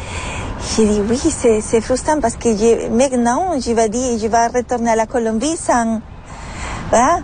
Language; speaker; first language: French; non-native, learner; Spanish